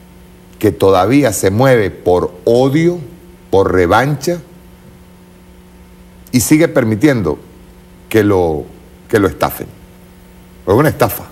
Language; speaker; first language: Spanish; native; Spanish